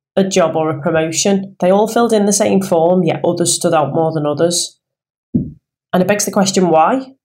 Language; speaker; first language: English; native; English